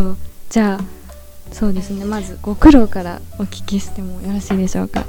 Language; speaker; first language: Japanese; native; Japanese